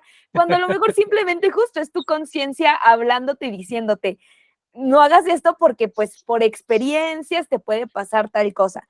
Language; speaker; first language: Spanish; native; Spanish